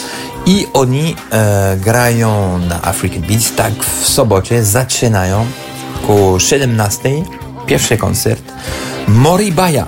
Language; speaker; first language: Polish; non-native, fluent; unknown